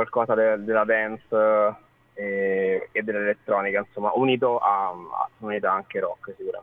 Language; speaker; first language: Italian; native; Italian